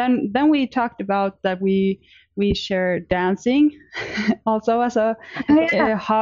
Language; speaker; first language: English; non-native, fluent; Swedish